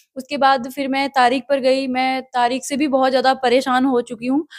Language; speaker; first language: Hindi; native; Hindi